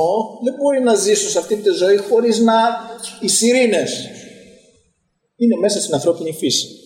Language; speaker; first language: Greek; native; Greek